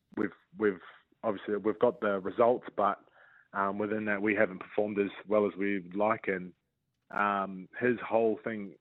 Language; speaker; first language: English; native; English